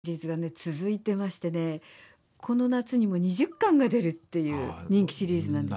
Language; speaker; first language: Japanese; native; Japanese